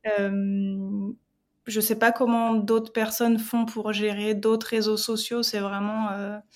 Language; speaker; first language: French; native; French